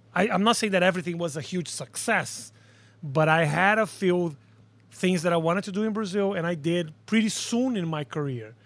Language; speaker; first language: English; non-native, fluent; Portuguese